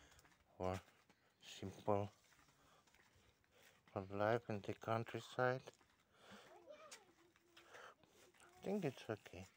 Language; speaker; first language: English; non-native, learner; Russian